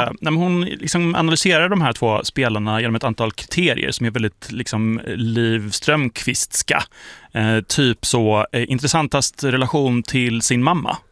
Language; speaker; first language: Swedish; early bilingual, other home language; Polish